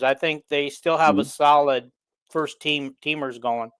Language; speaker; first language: English; native; English